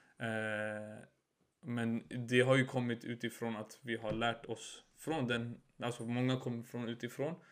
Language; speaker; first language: Swedish; early bilingual, other home language; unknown